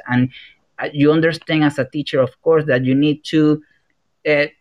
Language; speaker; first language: English; non-native, fluent; Spanish